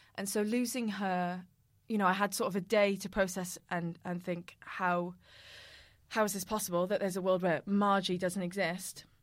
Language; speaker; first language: English; native; English